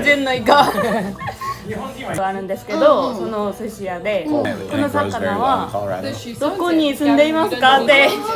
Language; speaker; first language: Japanese; non-native, learner; Korean